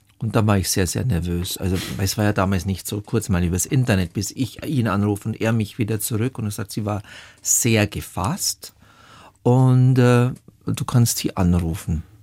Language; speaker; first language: German; native; German